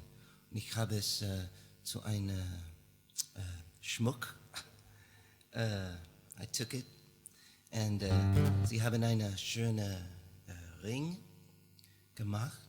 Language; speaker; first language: German; non-native, learner; English